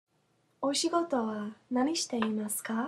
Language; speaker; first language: Japanese; non-native, learner; English